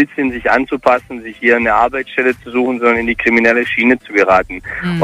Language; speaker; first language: German; early bilingual, other home language; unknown